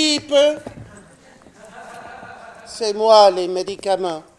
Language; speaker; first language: French; non-native, fluent; English